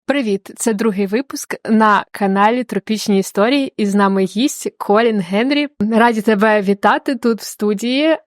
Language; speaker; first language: Ukrainian; native; Ukrainian